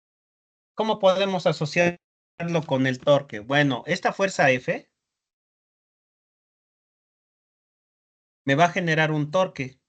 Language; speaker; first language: Spanish; native; Spanish